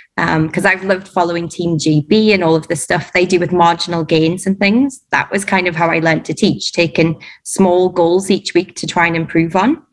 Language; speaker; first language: English; native; English